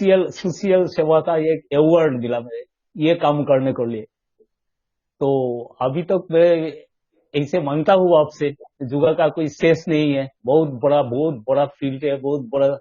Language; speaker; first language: Hindi; non-native, local second language; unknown